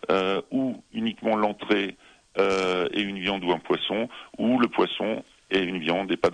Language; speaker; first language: French; native; French